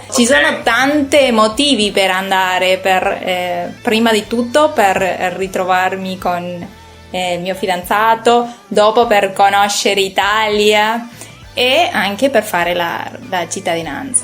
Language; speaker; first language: Italian; non-native, learner; Spanish